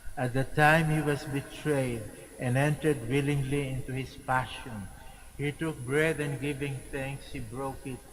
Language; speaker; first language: English; non-native, local second language; Filipino